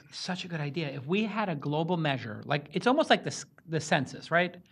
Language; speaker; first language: English; native; English